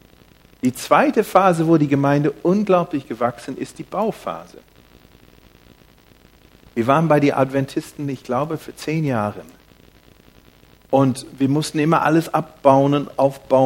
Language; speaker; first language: German; non-native, fluent; English